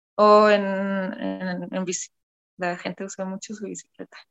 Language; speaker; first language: Spanish; non-native, fluent; German